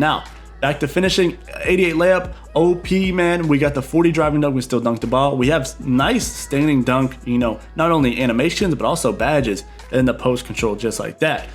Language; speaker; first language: English; native; English